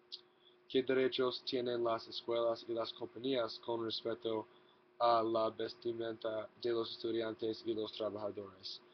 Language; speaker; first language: Spanish; non-native, learner; English